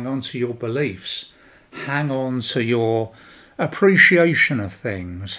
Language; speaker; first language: English; native; English